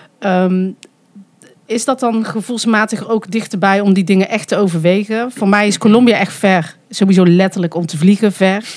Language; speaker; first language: Dutch; native; Dutch